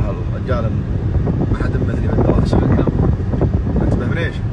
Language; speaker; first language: Arabic; native; Arabic